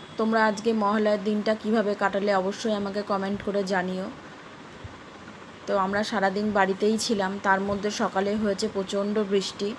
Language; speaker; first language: Bangla; native; Bangla